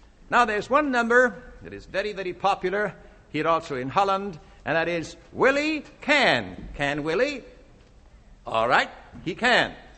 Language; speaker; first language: English; non-native, fluent; Dutch